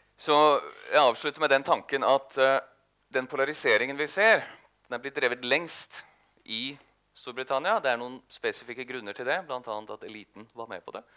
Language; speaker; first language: Norwegian; native; Norwegian